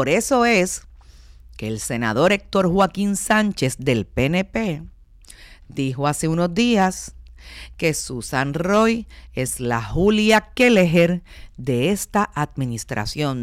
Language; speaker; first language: Spanish; native; Spanish